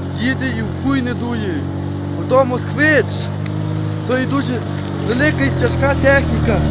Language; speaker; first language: Ukrainian; native; Ukrainian